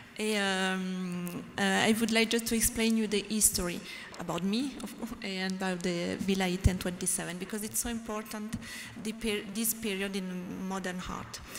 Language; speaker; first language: English; non-native, learner; French